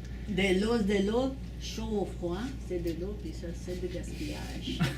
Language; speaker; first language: French; non-native, fluent; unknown